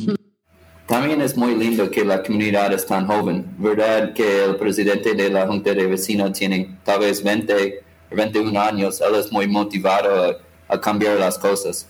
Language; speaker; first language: Spanish; non-native, fluent; English